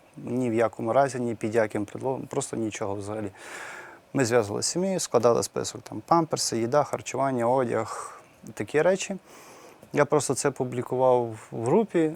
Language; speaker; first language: Ukrainian; native; Ukrainian